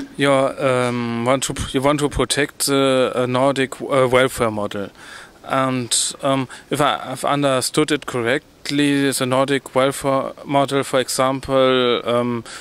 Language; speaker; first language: English; non-native, fluent; German